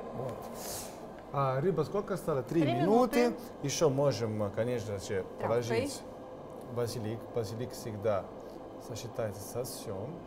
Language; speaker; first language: Russian; non-native, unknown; Italian